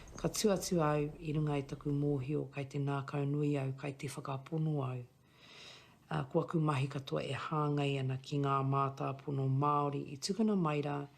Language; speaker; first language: Māori; non-native, local second language; English